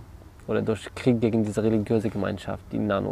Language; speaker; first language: German; non-native, learner; Kurdish